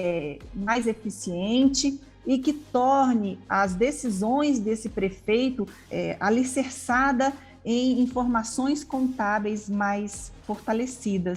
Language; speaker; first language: Portuguese; native; Portuguese